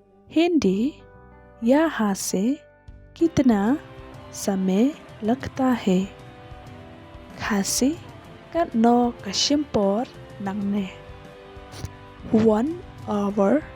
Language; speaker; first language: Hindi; non-native, local second language; Khasi